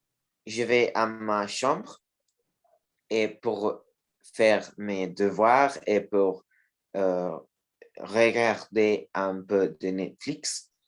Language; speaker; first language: French; non-native, learner; Spanish